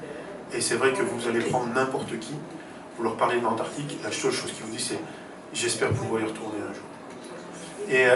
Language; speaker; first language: French; native; French